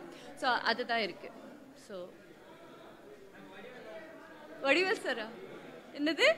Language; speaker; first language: Tamil; non-native, learner; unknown